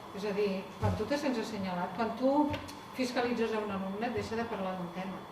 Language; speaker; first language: Catalan; native; Catalan